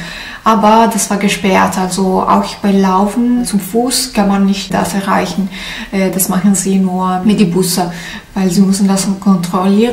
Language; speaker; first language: German; non-native, learner; Italian